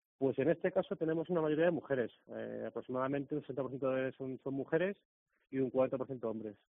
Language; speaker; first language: Spanish; native; Spanish